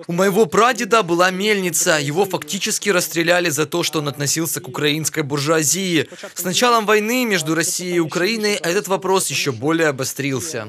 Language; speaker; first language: Russian; native; Russian